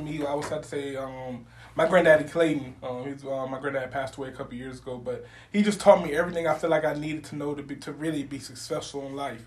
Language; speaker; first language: English; native; English